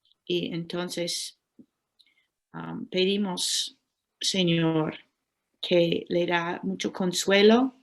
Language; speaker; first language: Spanish; non-native, learner; English